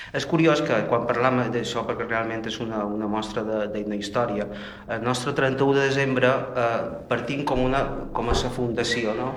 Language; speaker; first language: Catalan; native; Catalan